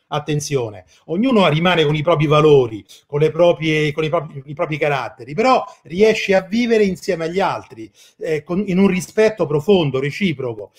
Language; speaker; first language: Italian; native; Italian